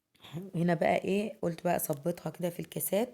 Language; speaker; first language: Arabic; native; Arabic